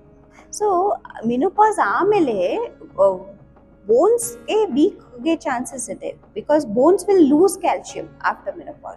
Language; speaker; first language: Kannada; non-native, fluent; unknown